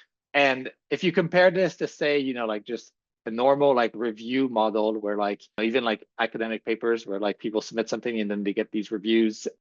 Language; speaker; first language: English; native; English